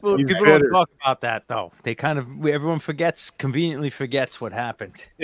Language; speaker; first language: English; native; English